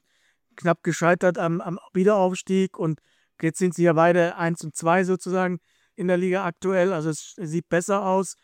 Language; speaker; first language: German; native; German